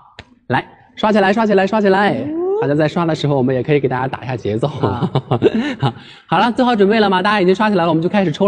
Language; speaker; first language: Chinese; native; Chinese